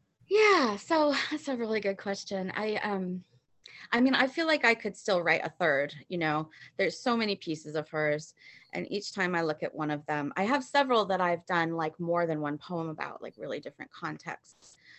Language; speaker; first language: English; native; English